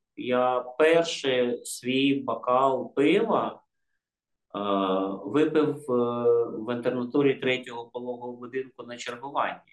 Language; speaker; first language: Ukrainian; non-native, local second language; Russian